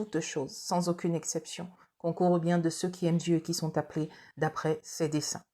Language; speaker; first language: French; native; French